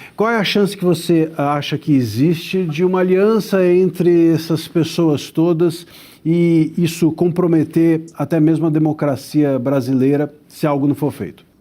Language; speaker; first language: Portuguese; native; Portuguese